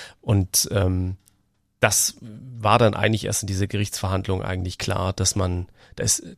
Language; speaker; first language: German; native; German